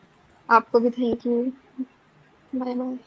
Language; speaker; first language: Hindi; native; Hindi